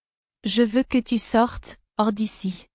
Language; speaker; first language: French; non-native, fluent; Spanish